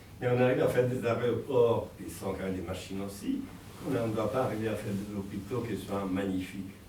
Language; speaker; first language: French; native; French